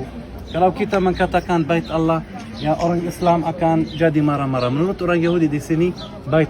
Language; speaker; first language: Indonesian; non-native, fluent; Arabic